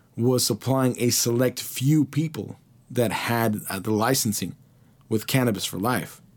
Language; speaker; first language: English; early bilingual, other home language; Spanish